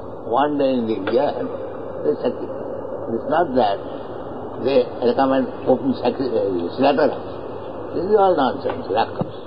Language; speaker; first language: English; non-native, local second language; Bangla